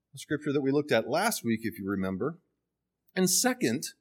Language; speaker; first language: English; native; English